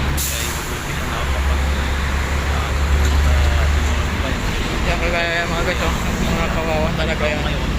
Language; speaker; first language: Filipino; native; Filipino